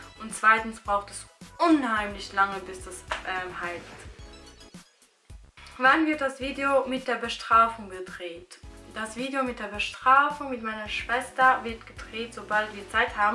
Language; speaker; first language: German; early bilingual, other home language; Albanian